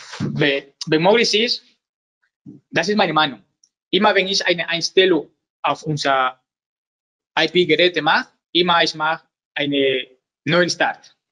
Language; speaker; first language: German; non-native, learner; Spanish